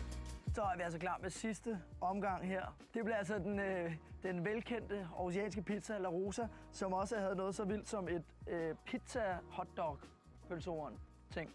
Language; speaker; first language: Danish; native; Danish